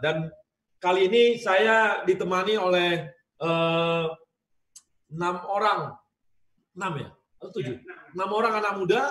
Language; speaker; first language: Indonesian; native; Indonesian